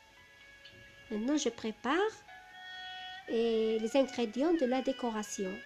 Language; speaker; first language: French; non-native, local second language; Arabic